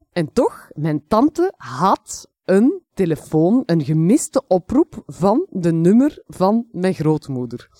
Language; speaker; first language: Dutch; native; Dutch